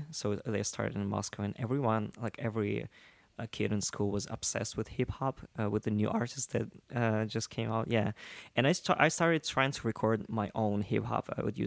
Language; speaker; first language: English; non-native, fluent; Russian